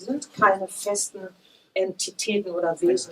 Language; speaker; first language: German; native; German